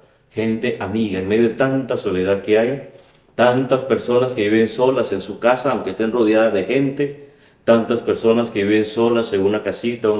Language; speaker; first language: Spanish; native; Spanish